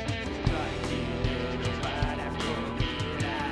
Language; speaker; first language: Spanish; native; Spanish